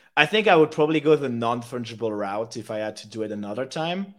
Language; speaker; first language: English; non-native, fluent; French